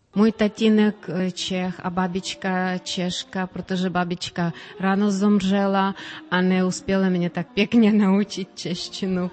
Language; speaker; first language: Czech; early bilingual, heritage; Ukrainian